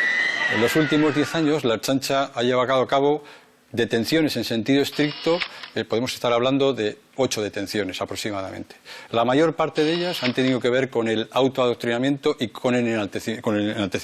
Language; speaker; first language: Spanish; native; Spanish